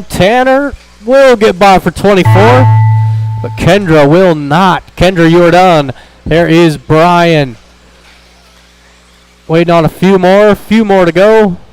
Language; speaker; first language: English; native; English